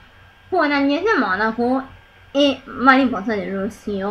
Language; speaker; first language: Spanish; non-native, learner; Italian